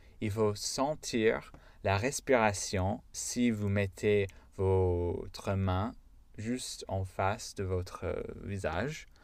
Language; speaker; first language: French; non-native, fluent; English